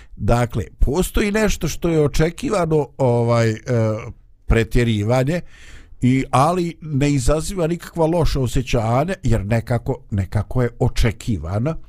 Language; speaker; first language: Bosnian; native; Bosnian